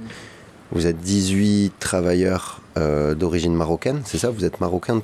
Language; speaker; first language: French; native; French